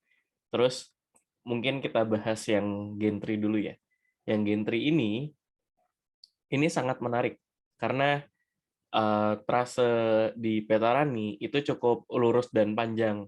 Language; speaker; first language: Indonesian; native; Indonesian